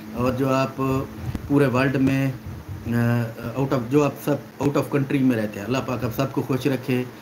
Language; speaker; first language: Urdu; native; Urdu